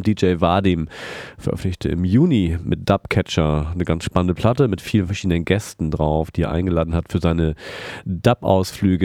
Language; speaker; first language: German; native; German